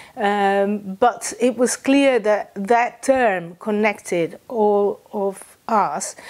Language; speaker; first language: English; non-native, fluent; Portuguese